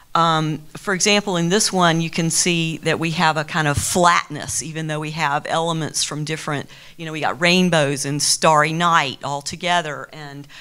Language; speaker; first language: English; native; English